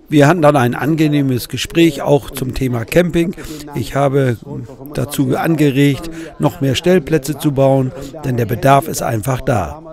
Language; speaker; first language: German; native; German